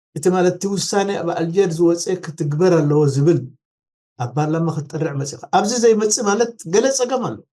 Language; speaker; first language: Tigrinya; non-native, local second language; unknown